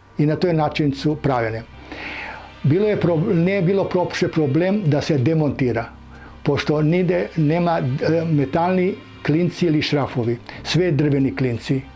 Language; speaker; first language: Macedonian; non-native, local second language; Serbian